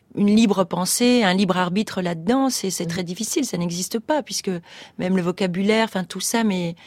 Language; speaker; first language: French; native; French